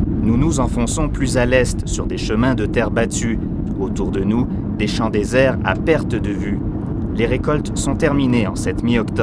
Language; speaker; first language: French; native; French